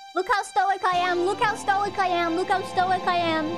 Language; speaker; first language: English; native; English